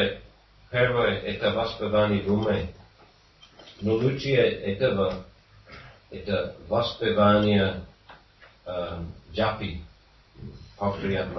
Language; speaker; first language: Russian; non-native, fluent; English